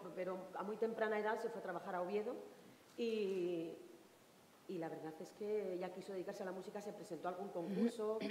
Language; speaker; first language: Spanish; native; Spanish